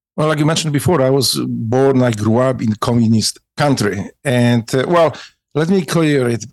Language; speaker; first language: English; non-native, fluent; Polish